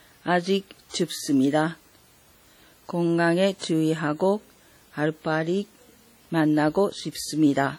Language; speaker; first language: Korean; non-native, fluent; Japanese